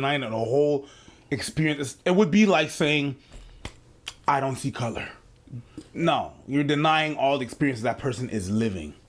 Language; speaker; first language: English; native; English